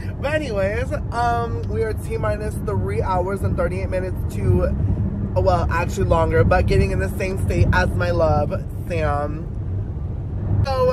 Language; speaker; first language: English; native; English